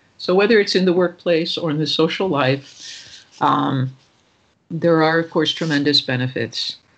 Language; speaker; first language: English; native; English